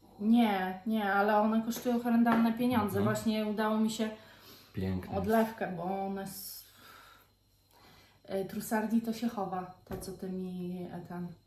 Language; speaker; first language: Polish; native; Polish